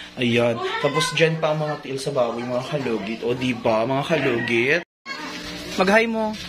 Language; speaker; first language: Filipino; non-native, local second language; Hiligaynon